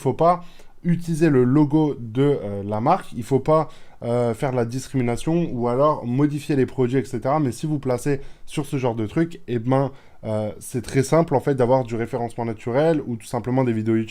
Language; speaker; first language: French; native; French